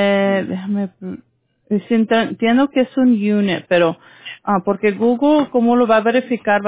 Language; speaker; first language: Spanish; early bilingual, heritage; Spanish